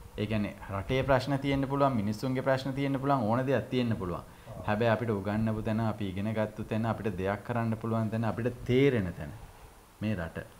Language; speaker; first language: Sinhala; native; Sinhala